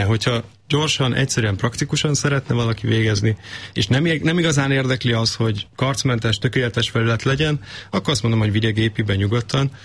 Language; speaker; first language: Hungarian; native; Hungarian